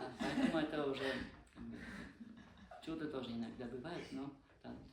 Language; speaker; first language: Russian; non-native, fluent; Armenian